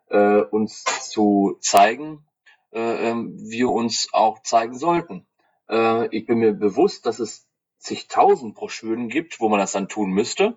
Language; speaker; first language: German; native; German